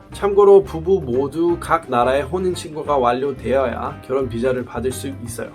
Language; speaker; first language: Korean; non-native, fluent; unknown